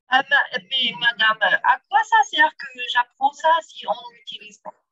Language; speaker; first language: French; non-native, learner; German